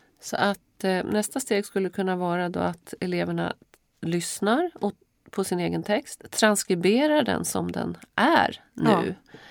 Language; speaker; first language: Swedish; native; Swedish